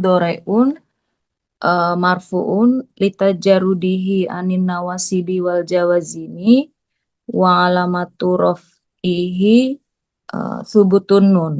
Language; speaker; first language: Arabic; non-native, learner; Indonesian